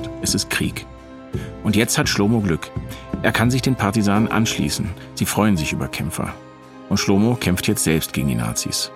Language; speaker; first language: German; native; German